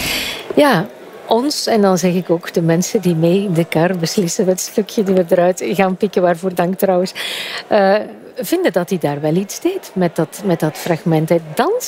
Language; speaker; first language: Dutch; native; Dutch